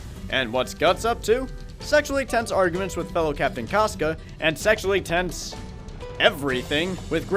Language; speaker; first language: English; native; English